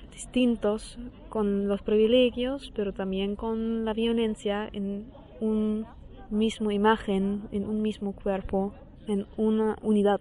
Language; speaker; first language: Spanish; non-native, fluent; German